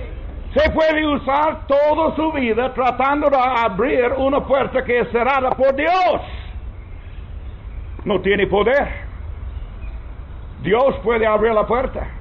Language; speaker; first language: Spanish; non-native, fluent; English